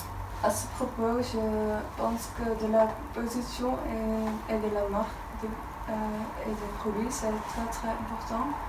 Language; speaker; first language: French; non-native, learner; Dutch